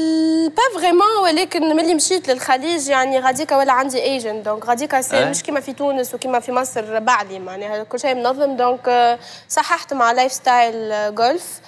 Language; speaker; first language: Arabic; native; Arabic